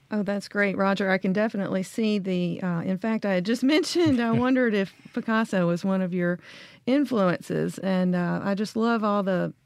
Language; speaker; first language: English; native; English